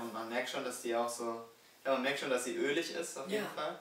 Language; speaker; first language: German; native; German